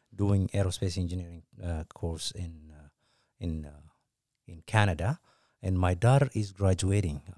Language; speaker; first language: English; non-native, fluent; Tigrinya